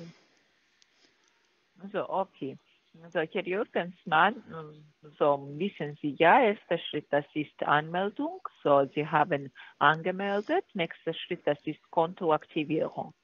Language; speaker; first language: German; non-native, learner; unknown